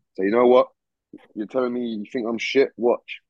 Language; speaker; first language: English; native; English